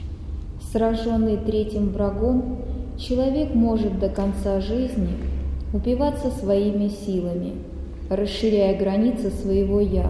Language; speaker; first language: Russian; native; Russian